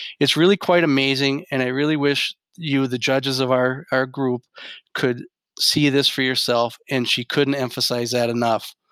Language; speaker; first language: English; native; English